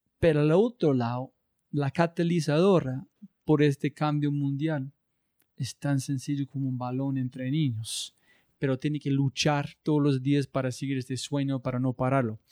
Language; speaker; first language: Spanish; non-native, learner; English